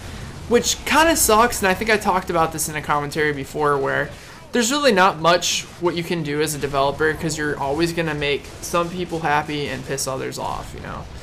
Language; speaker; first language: English; native; English